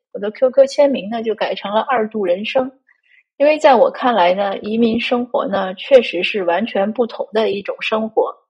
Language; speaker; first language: Chinese; native; Chinese